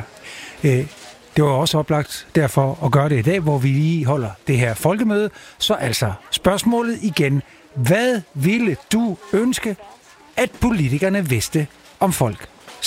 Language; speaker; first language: Danish; native; Danish